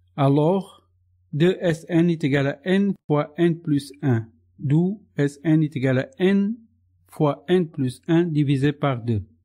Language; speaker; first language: French; non-native, local second language; Arabic